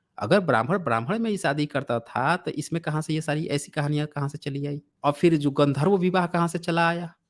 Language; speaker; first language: Hindi; native; Hindi